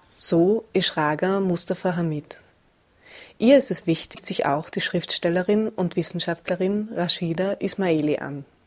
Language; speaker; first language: German; native; German